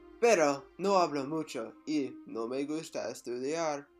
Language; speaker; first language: Spanish; non-native, learner; English